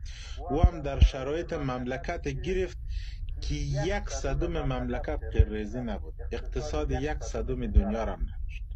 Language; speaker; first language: Persian; native; Persian